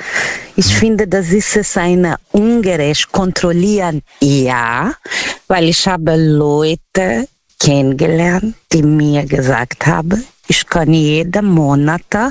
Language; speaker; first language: German; non-native, learner; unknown